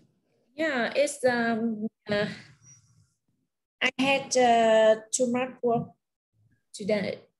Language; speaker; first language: English; non-native, learner; Vietnamese